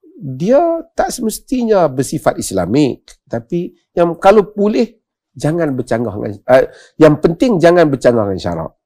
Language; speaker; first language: Malay; native; Malay